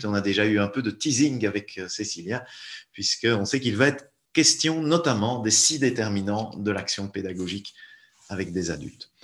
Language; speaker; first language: French; native; French